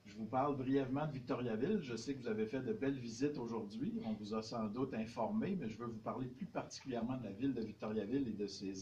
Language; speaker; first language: French; native; French